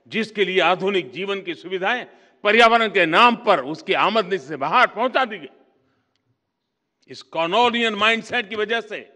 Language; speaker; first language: Hindi; non-native, local second language; Gujarati